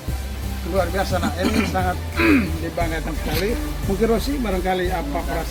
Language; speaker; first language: Indonesian; native; Indonesian